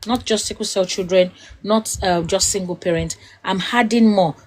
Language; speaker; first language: English; non-native, local second language; Yoruba